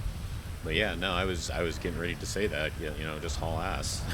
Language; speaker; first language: English; native; English